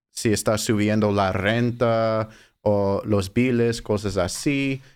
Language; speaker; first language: Spanish; non-native, fluent; English